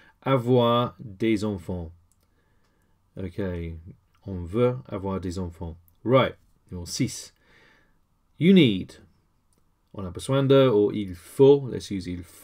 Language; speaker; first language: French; non-native, learner; English